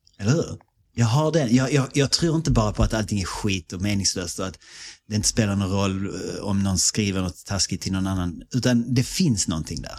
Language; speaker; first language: Swedish; native; Swedish